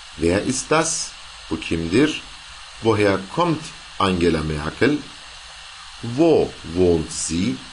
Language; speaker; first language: German; non-native, fluent; Turkish